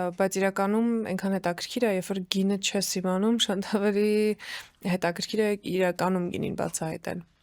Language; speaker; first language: Armenian; early bilingual, heritage; Armenian